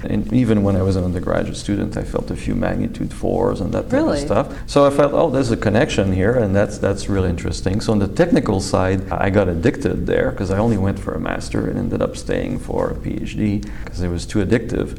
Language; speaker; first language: English; native; English